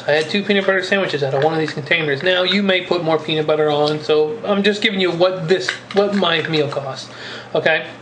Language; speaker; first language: English; native; English